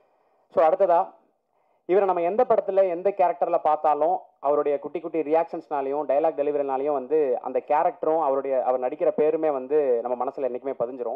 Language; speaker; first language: Tamil; native; Tamil